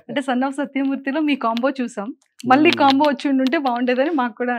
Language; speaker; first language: Telugu; native; Telugu